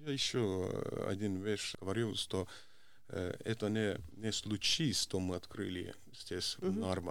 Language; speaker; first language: Russian; non-native, local second language; Estonian